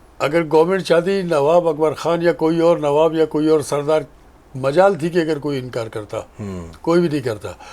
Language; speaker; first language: Urdu; non-native, local second language; Pashto